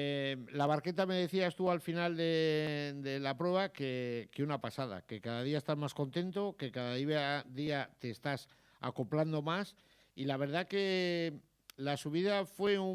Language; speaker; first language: Spanish; native; Spanish